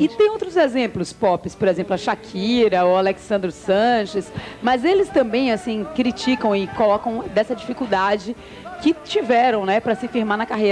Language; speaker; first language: Portuguese; native; Portuguese